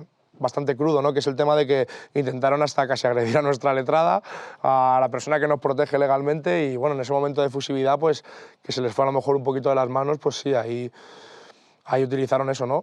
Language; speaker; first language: Spanish; native; Spanish